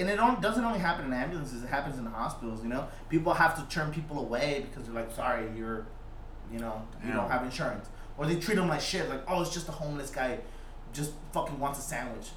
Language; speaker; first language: English; early bilingual, other home language; Spanish